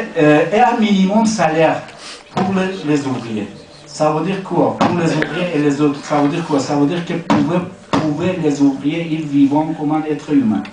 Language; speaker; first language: French; non-native, learner; Persian